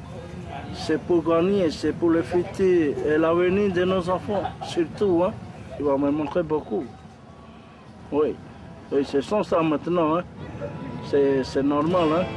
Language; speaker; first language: French; non-native, local second language; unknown